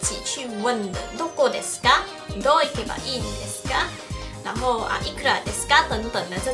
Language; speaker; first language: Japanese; non-native, local second language; Chinese